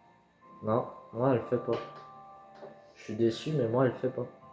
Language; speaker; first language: French; native; French